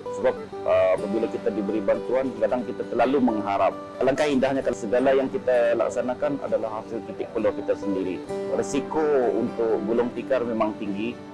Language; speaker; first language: Malay; native; Malay